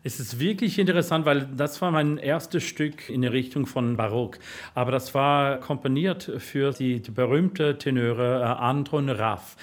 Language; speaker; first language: German; non-native, fluent; English